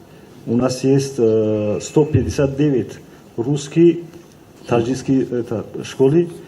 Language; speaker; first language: Russian; non-native, local second language; Tajik